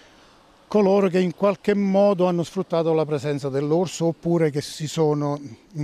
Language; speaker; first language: Italian; native; Italian